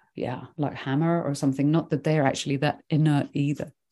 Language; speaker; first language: English; early bilingual, other home language; Swedish